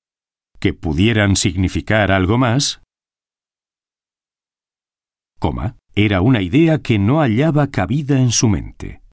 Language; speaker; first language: Spanish; native; Spanish